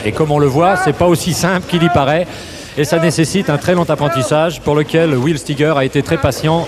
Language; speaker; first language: French; native; French